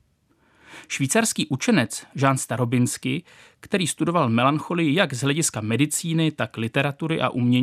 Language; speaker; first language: Czech; native; Czech